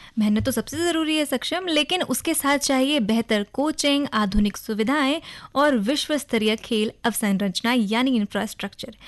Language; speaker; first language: Hindi; native; Hindi